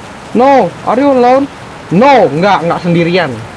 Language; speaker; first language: English; non-native, learner; Indonesian